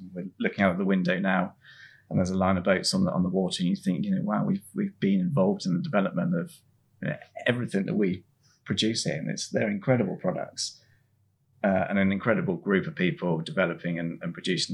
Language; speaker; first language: English; native; English